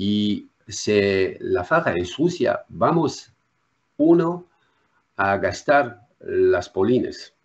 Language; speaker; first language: Spanish; non-native, learner; French